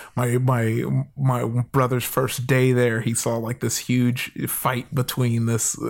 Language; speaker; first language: English; native; English